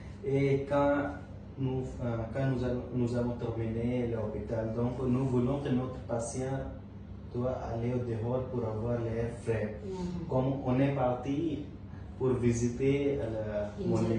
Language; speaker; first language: French; non-native, learner; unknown